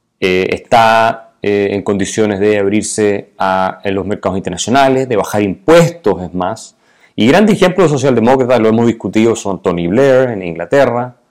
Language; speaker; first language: Spanish; native; Spanish